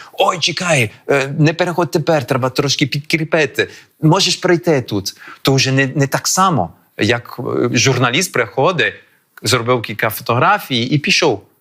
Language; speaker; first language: Ukrainian; early bilingual, heritage; French